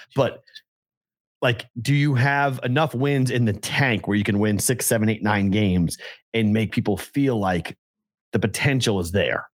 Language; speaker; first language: English; native; English